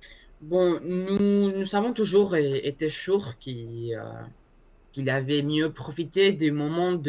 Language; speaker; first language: French; non-native, learner; Spanish